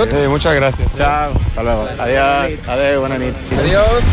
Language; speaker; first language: Spanish; non-native, fluent; English